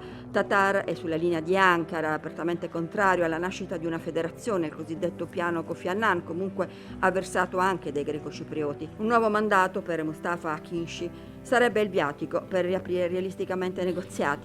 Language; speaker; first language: Italian; native; Italian